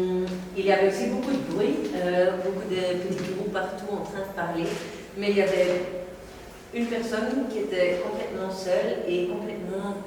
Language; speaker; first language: French; non-native, local second language; Dutch